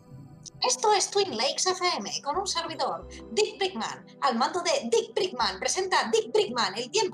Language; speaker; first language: Spanish; native; Spanish